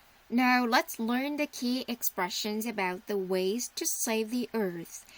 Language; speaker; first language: English; non-native, fluent; Korean